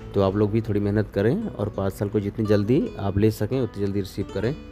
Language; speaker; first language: Hindi; native; Hindi